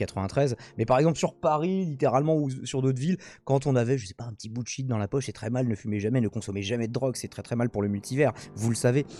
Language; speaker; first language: French; native; French